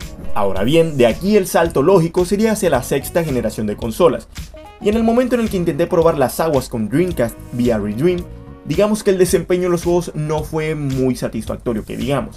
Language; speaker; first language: Spanish; native; Spanish